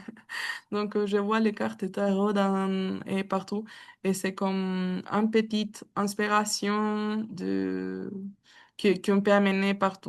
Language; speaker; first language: French; non-native, learner; Spanish